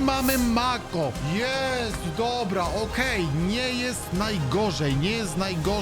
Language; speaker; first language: Polish; native; Polish